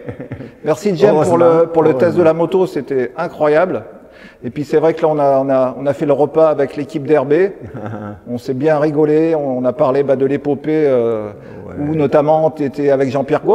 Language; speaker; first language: French; native; French